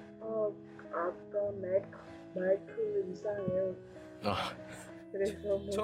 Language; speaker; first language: Korean; non-native, learner; Chinese